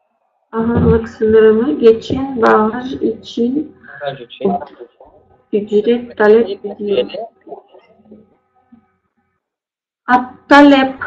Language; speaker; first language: Turkish; non-native, learner; Russian